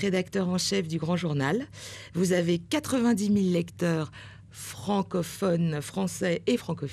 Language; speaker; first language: French; native; French